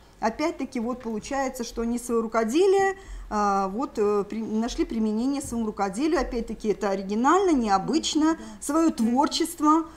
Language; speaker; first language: Russian; native; Russian